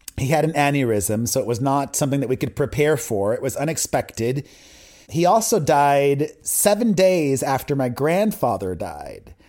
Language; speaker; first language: English; native; English